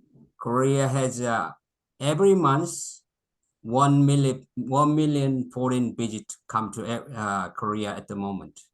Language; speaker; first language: English; non-native, local second language; Korean